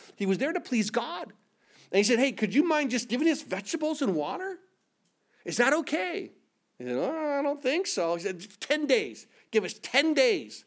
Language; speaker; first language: English; native; English